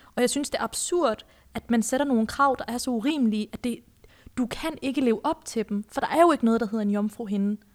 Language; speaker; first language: Danish; early bilingual, other home language; Persian